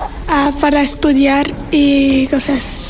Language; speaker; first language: Catalan; non-native, learner; Urdu